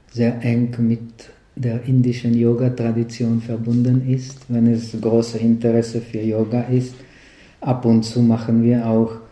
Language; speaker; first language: German; non-native, fluent; Czech